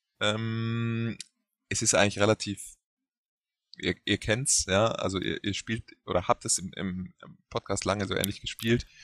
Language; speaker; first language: German; native; German